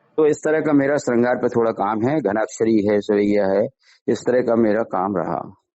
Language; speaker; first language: Hindi; native; Hindi